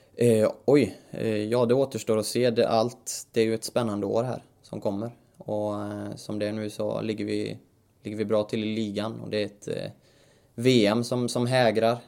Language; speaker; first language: Swedish; native; Swedish